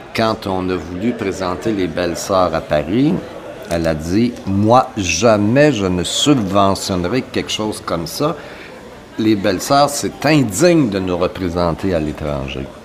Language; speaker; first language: French; native; French